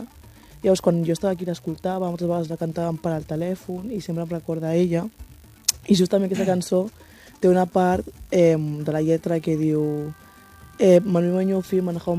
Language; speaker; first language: Catalan; early bilingual, other home language; Wolof